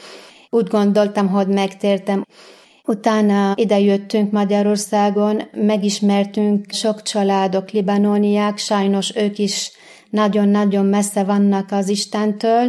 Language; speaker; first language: Hungarian; non-native, fluent; Arabic